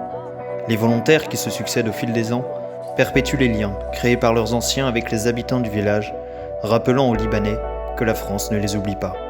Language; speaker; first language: French; native; French